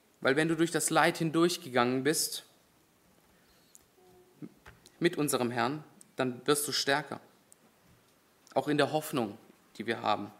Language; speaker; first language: German; native; German